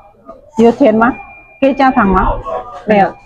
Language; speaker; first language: Chinese; non-native, learner; Indonesian